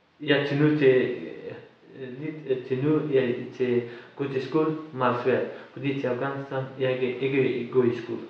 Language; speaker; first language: Danish; non-native, learner; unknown